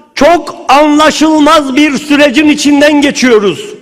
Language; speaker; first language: Turkish; native; Turkish